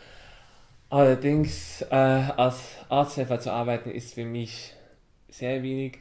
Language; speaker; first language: German; non-native, fluent; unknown